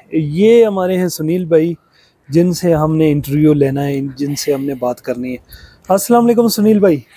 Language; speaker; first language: Urdu; non-native, local second language; Punjabi